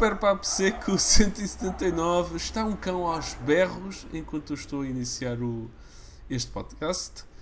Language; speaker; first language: Portuguese; early bilingual, other home language; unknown